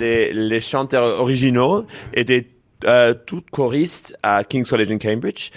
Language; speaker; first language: French; non-native, learner; English